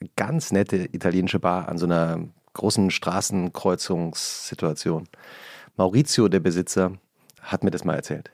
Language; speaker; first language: German; native; German